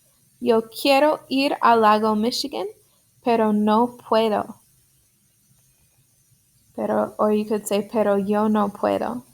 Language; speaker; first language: Spanish; non-native, fluent; English